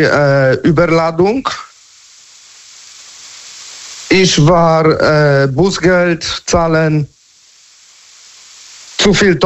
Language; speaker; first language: German; non-native, learner; Polish